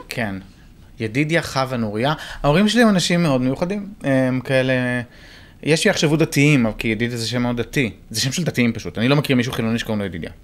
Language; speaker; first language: Hebrew; native; Hebrew